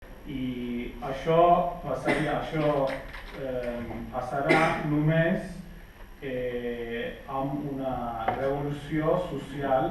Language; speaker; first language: Catalan; non-native, fluent; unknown